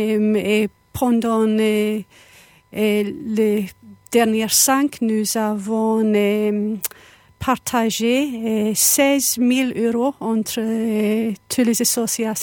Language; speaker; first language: French; non-native, fluent; English